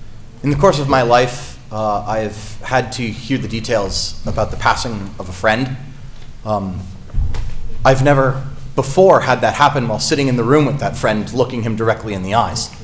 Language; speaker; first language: English; native; English